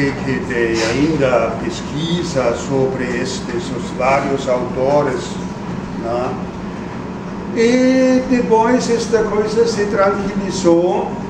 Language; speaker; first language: Portuguese; non-native, fluent; German